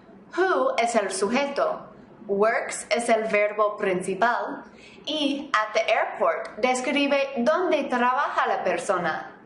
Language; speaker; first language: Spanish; non-native, fluent; English